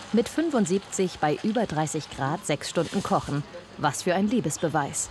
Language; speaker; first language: German; native; German